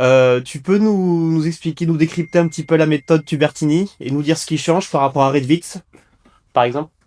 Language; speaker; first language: French; native; French